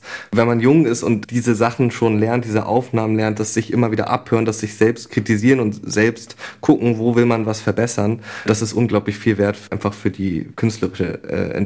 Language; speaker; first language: German; native; German